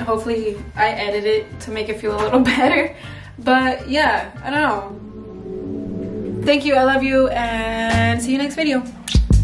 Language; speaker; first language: English; early bilingual, other home language; Spanish